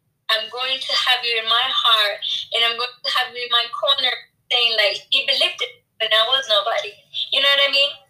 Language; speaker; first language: English; non-native, fluent; Spanish